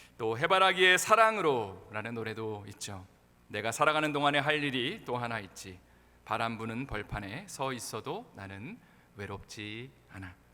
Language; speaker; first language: Korean; native; Korean